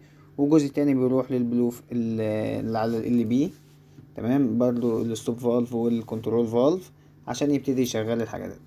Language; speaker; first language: Arabic; native; Arabic